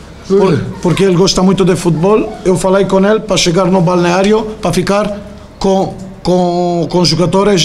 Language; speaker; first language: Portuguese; non-native, learner; Romanian